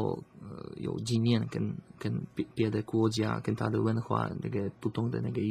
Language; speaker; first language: Chinese; non-native, learner; Slovak